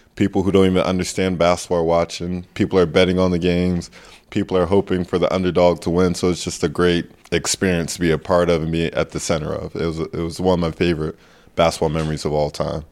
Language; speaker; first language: English; native; English